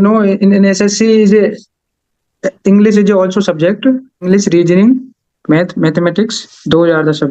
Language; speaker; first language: English; non-native, learner; Haryanvi